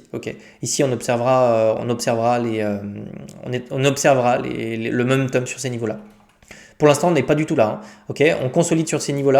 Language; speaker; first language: French; native; French